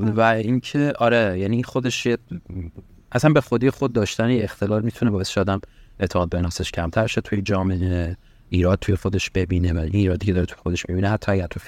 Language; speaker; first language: Persian; early bilingual, heritage; Persian